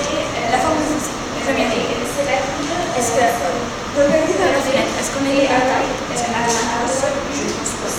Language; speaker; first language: French; non-native, learner; Arabic